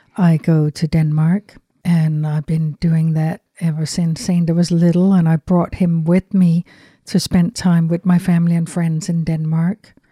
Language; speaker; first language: English; non-native, fluent; Danish